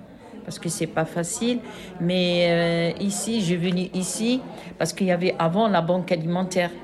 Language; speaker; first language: French; non-native, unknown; Arabic